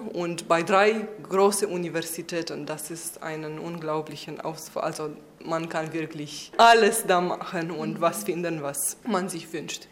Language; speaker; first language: German; non-native, fluent; Romanian